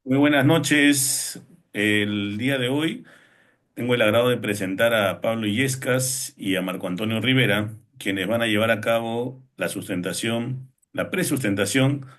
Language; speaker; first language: Spanish; native; Spanish